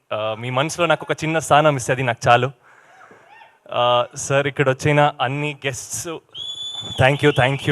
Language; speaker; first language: Telugu; non-native, learner; Kannada